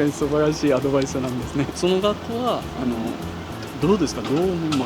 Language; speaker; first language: Japanese; non-native, fluent; Arabic